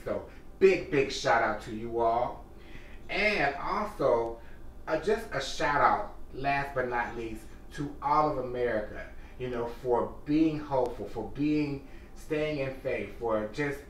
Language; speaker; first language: English; native; English